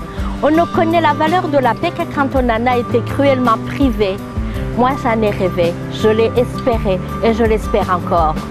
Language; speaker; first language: French; non-native, local second language; Kinyarwanda